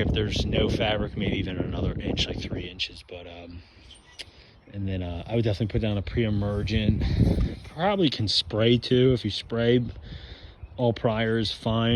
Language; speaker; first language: English; native; English